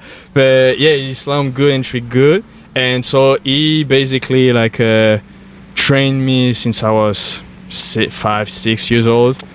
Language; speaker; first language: English; non-native, fluent; French